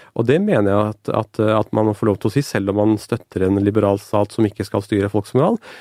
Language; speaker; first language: Norwegian; early bilingual, other home language; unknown